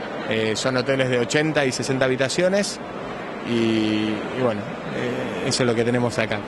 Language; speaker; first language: Spanish; native; Spanish